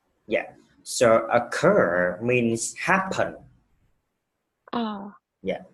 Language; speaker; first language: English; non-native, fluent; Vietnamese